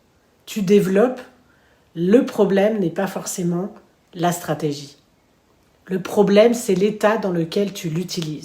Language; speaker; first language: French; native; French